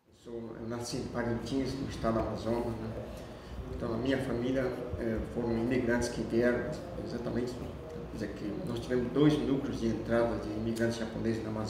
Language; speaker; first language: Portuguese; early bilingual, other home language; Japanese